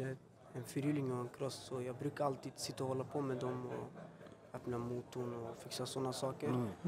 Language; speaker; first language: Swedish; early bilingual, other home language; Albanian